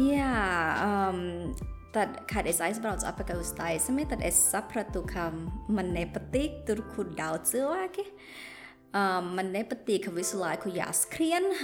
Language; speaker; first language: Latvian; non-native, fluent; Thai